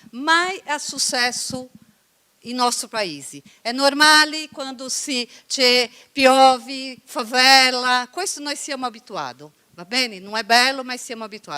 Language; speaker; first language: Italian; non-native, learner; Portuguese